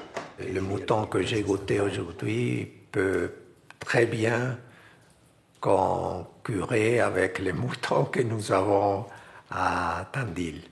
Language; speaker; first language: French; early bilingual, heritage; Spanish